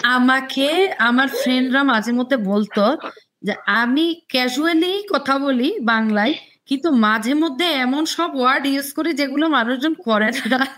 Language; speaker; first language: Bangla; native; Bangla